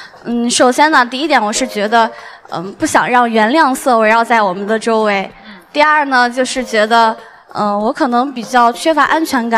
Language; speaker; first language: Chinese; native; Chinese